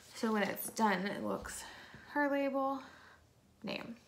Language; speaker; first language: English; native; English